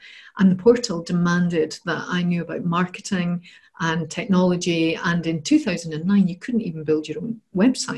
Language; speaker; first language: English; native; English